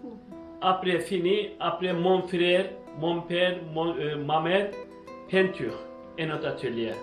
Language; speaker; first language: French; non-native, learner; Turkish